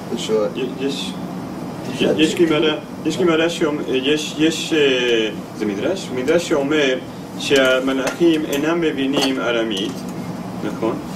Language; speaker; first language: Hebrew; non-native, fluent; English